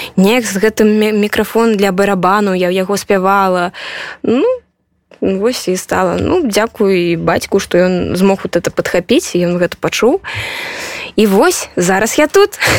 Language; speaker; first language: Belarusian; non-native, local second language; Russian